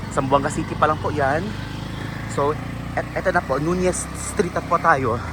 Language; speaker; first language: Filipino; non-native, local second language; Chavacano